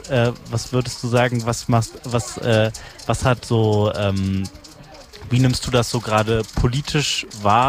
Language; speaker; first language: German; native; German